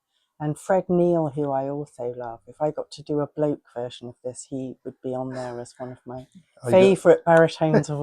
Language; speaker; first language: English; native; English